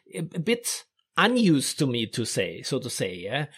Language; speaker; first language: English; non-native, fluent; German